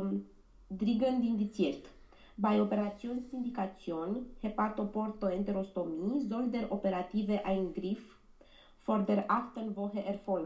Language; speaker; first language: German; non-native, learner; Romanian